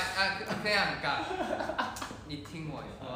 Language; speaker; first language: Chinese; non-native, learner; Thai